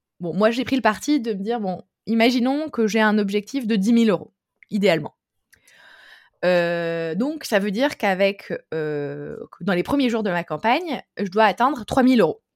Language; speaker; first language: French; native; French